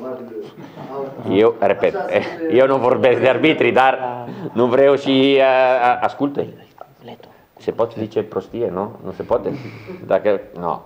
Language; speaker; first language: Romanian; non-native, learner; Italian